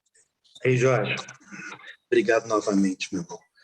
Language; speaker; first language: Portuguese; native; Portuguese